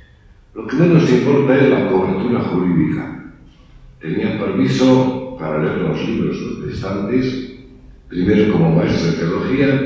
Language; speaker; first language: Spanish; native; Spanish